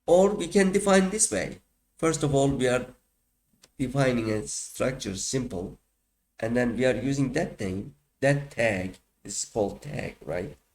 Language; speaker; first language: English; non-native, fluent; Turkish